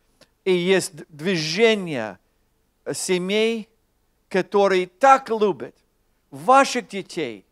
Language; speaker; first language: Russian; non-native, fluent; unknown